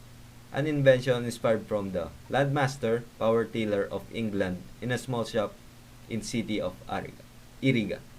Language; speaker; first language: English; non-native, local second language; Filipino